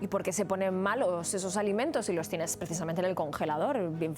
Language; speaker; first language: Spanish; native; Spanish